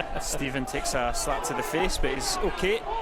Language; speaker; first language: English; native; English